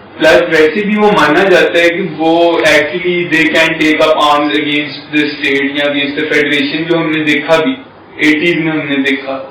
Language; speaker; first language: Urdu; non-native, local second language; Punjabi